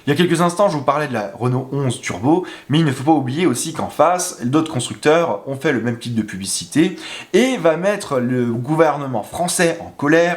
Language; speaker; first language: French; native; French